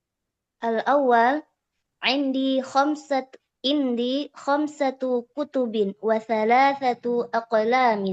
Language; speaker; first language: Arabic; non-native, learner; Indonesian